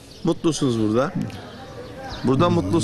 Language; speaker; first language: Turkish; native; Turkish